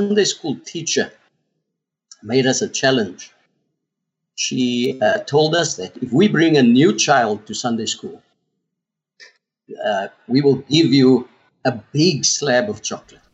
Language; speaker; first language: English; non-native, local second language; Afrikaans